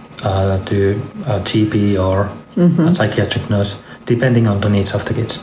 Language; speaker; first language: English; non-native, fluent; Finnish